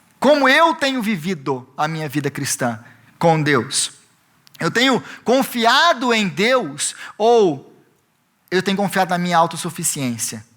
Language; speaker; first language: Portuguese; native; Portuguese